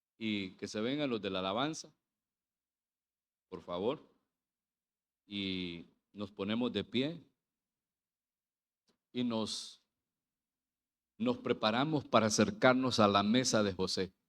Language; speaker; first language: Spanish; native; Spanish